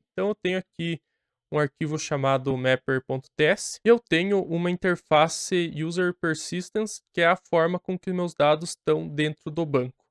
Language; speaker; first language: Portuguese; native; Portuguese